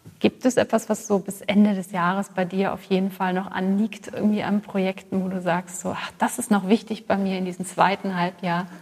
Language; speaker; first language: German; native; German